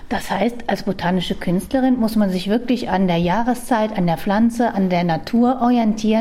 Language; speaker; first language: German; native; German